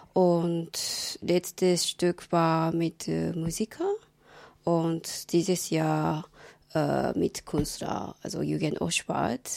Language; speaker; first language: German; non-native, learner; Japanese